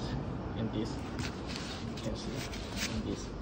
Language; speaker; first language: English; non-native, local second language; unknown